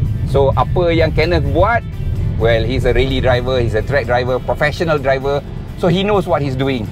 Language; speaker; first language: English; non-native, local second language; Malay